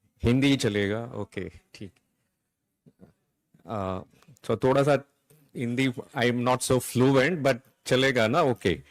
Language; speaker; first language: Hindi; non-native, local second language; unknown